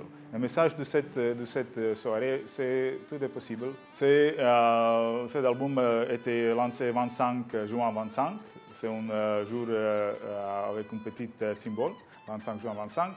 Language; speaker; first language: French; non-native, learner; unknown